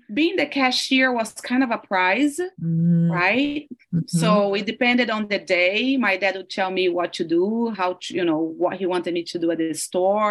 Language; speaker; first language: English; non-native, fluent; Portuguese